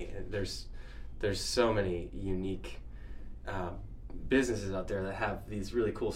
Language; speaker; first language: English; native; English